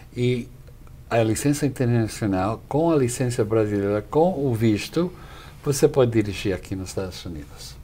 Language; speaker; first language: Portuguese; non-native, fluent; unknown